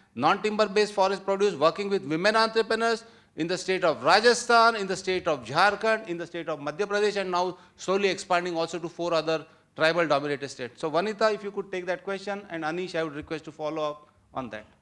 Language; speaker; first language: English; non-native, local second language; Marathi